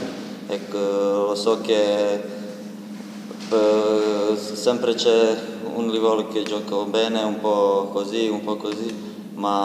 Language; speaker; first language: Italian; non-native, learner; Croatian